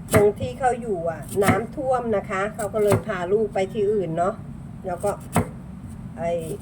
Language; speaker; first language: Thai; non-native, local second language; Northern Khmer